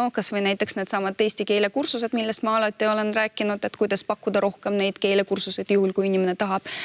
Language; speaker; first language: Estonian; non-native, local second language; Russian